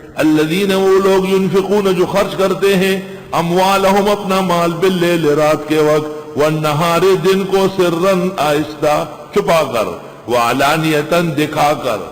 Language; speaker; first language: Urdu; non-native, local second language; Pashto